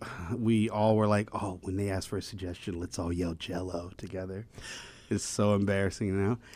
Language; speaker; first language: English; native; English